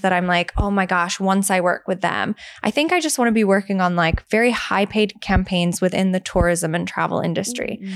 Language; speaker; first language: English; native; English